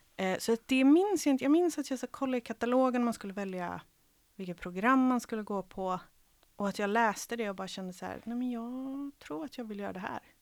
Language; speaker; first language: Swedish; early bilingual, other home language; Serbian